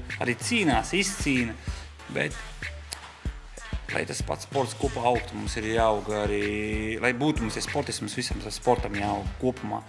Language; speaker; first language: Latvian; native; Latvian